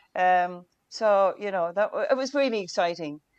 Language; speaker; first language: English; non-native, local second language; Irish